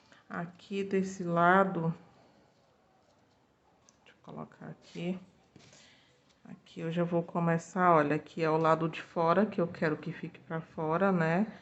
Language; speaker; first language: Portuguese; native; Portuguese